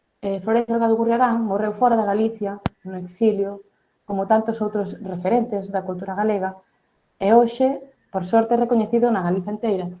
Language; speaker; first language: Galician; early bilingual, heritage; Catalan